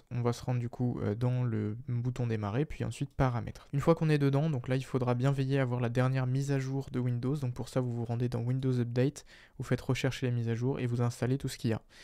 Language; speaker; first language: French; native; French